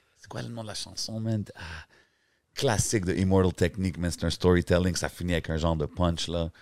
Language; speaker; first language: French; native; French